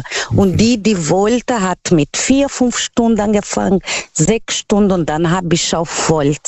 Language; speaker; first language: German; non-native, learner; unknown